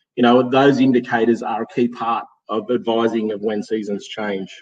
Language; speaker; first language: English; native; English